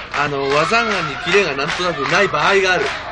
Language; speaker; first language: Japanese; native; Japanese